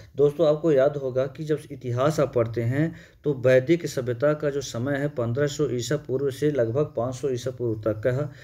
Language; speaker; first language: Hindi; native; Hindi